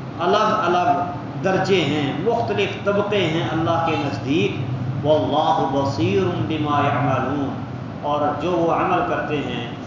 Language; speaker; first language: Urdu; non-native, local second language; Punjabi